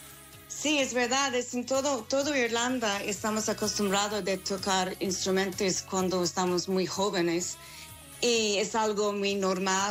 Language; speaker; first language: Spanish; non-native, fluent; English